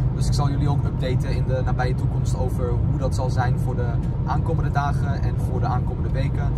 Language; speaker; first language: Dutch; native; Dutch